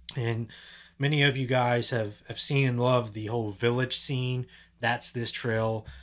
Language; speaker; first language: English; native; English